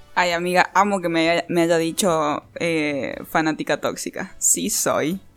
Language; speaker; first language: Spanish; native; Spanish